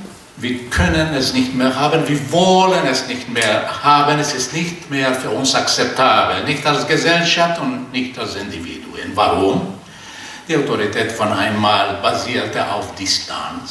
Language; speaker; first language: German; non-native, fluent; Portuguese